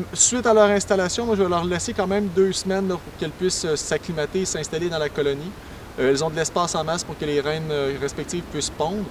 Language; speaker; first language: French; native; French